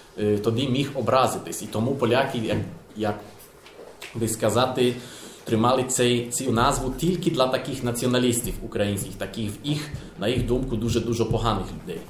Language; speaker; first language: Ukrainian; non-native, learner; Polish